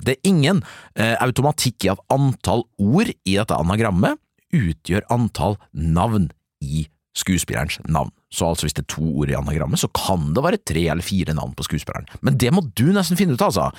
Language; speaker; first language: Norwegian; native; Norwegian